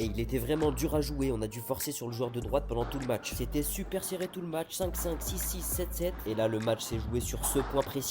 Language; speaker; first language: French; native; French